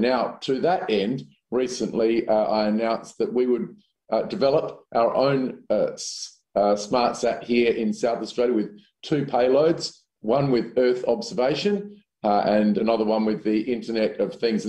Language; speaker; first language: English; native; English